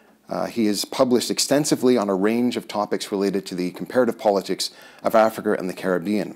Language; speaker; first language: English; native; English